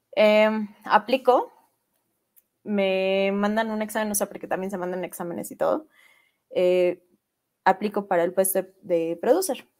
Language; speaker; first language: Spanish; native; Spanish